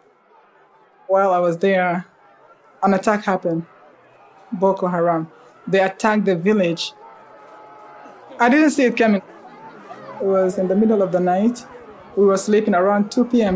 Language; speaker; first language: English; non-native, local second language; Hausa